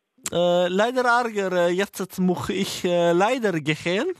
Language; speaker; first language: German; non-native, learner; Norwegian